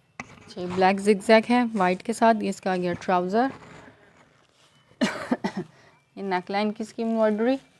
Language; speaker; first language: Urdu; native; Urdu